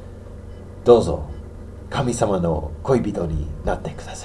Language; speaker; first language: Japanese; non-native, learner; English